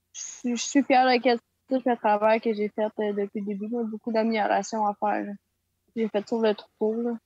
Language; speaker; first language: French; native; French